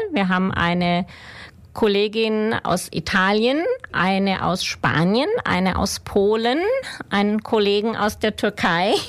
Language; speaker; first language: German; native; German